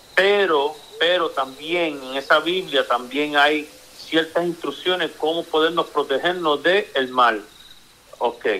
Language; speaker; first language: Spanish; early bilingual, heritage; Spanish